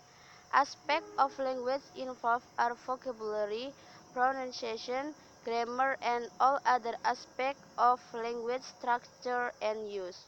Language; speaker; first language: English; non-native, learner; Indonesian